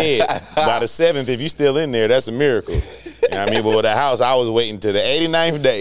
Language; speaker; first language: English; native; English